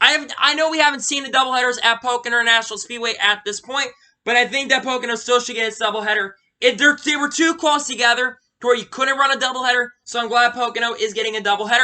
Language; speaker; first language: English; native; English